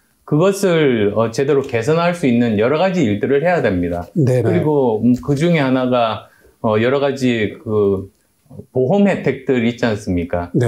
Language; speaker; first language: Korean; native; Korean